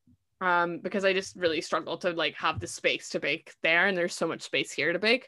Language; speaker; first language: English; native; English